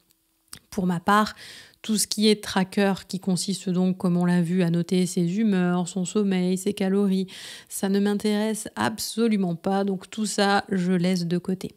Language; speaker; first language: French; native; French